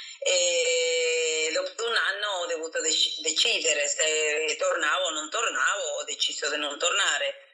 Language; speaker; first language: Italian; non-native, fluent; Spanish